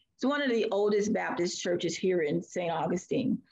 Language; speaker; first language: English; native; English